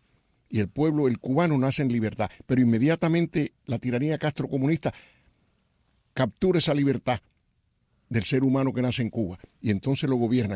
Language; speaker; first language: Spanish; native; Spanish